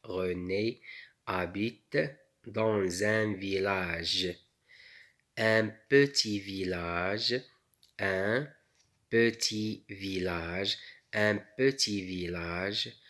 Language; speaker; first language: French; non-native, local second language; Arabic